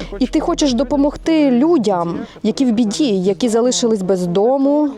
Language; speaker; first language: Ukrainian; non-native, fluent; Russian